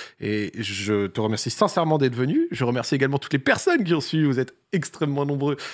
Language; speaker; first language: French; native; French